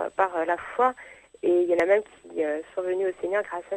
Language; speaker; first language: French; native; French